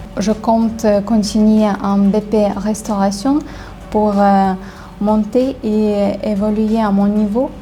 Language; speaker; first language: French; non-native, learner; Ukrainian